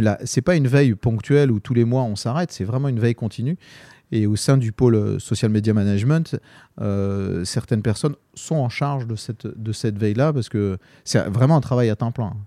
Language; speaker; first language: French; native; French